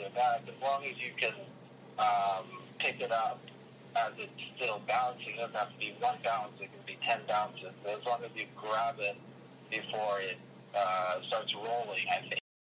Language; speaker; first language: English; early bilingual, other home language; Russian